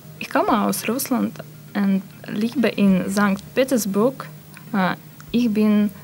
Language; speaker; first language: German; non-native, learner; Russian